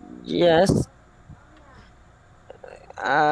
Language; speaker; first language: English; non-native, learner; Vietnamese